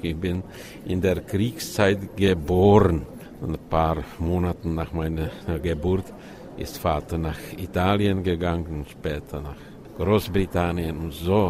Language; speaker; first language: German; non-native, fluent; Czech